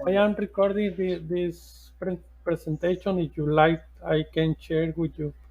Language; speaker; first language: English; non-native, learner; Spanish